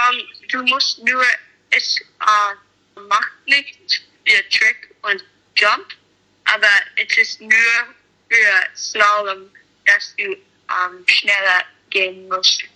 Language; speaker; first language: German; non-native, learner; English